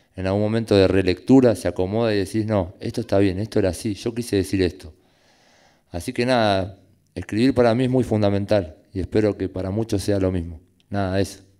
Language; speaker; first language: Spanish; native; Spanish